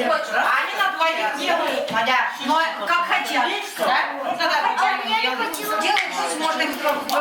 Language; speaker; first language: Russian; native; Russian